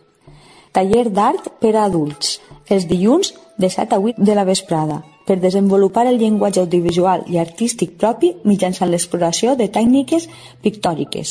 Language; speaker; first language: Catalan; native; Catalan